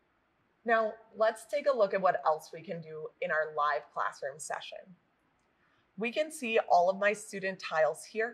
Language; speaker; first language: English; native; English